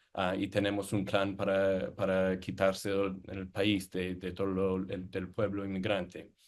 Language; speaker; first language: Spanish; non-native, fluent; English